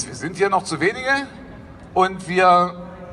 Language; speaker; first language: German; native; German